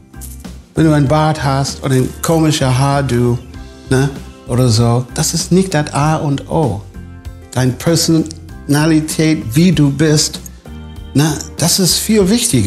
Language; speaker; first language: German; non-native, fluent; English